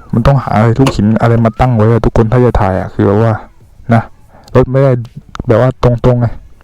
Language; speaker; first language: Thai; native; Thai